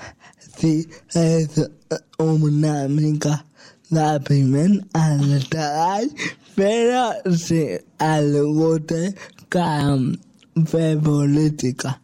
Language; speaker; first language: Catalan; non-native, local second language; Spanish